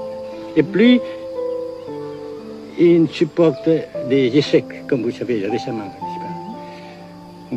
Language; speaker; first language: French; non-native, local second language; Vietnamese